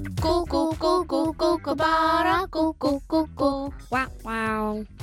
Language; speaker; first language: Russian; early bilingual, heritage; Russian